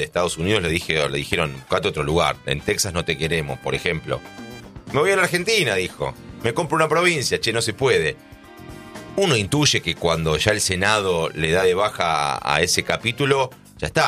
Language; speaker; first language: Spanish; native; Spanish